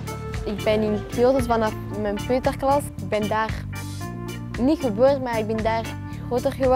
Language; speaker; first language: Dutch; non-native, local second language; French